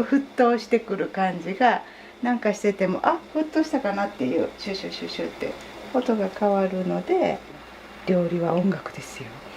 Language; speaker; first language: Japanese; native; Japanese